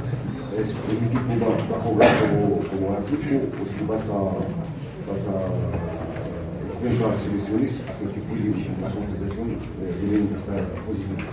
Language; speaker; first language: Spanish; non-native, learner; Arabic